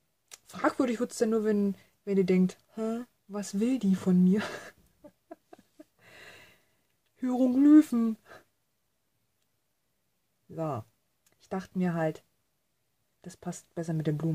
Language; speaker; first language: German; native; German